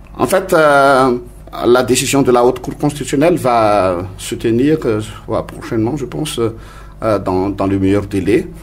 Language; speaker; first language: French; non-native, local second language; Malagasy